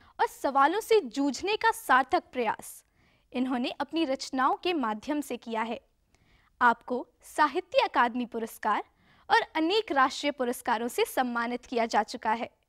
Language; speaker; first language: Hindi; native; Hindi